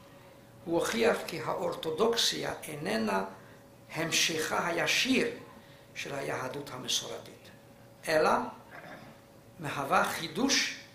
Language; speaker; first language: Hebrew; non-native, fluent; Hungarian